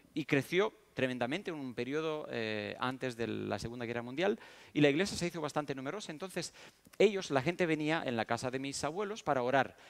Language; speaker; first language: Spanish; early bilingual, other home language; Romanian